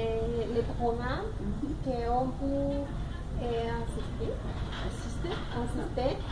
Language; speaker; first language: French; non-native, learner; Spanish